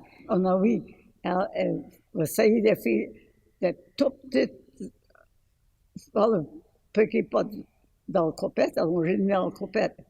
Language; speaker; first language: French; early bilingual, heritage; French